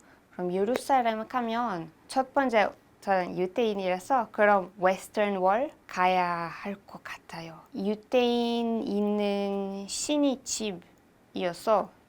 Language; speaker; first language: Korean; non-native, learner; Hebrew